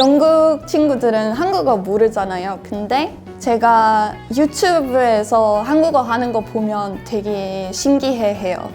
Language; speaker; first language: Korean; non-native, fluent; English